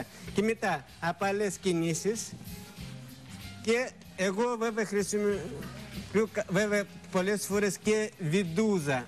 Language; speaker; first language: Greek; non-native, fluent; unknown